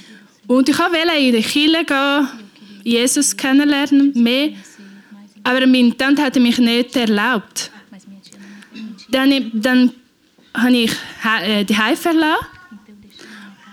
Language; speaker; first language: German; non-native, learner; Portuguese